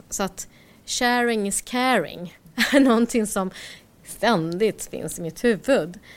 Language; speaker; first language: Swedish; early bilingual, other home language; Korean